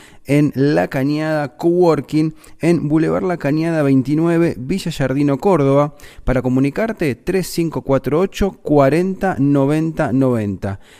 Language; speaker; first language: Spanish; native; Spanish